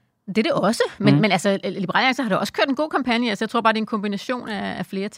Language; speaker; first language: Danish; native; Danish